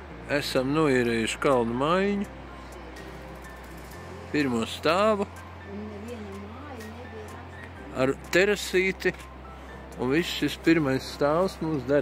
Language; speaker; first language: Latvian; native; Latvian